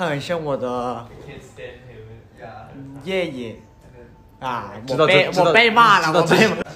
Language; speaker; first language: Chinese; non-native, learner; Japanese